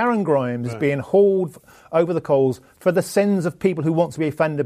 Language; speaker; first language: English; native; English